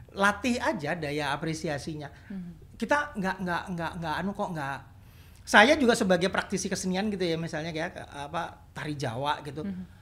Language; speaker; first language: Indonesian; native; Indonesian